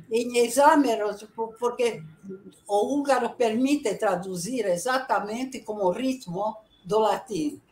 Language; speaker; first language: Portuguese; early bilingual, other home language; Italian